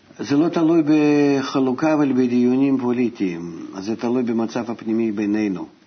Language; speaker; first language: Hebrew; non-native, fluent; Russian